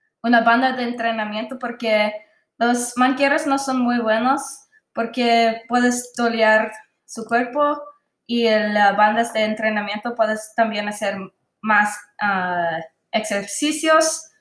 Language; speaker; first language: Spanish; non-native, learner; English